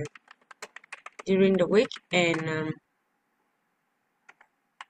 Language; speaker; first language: English; non-native, learner; Vietnamese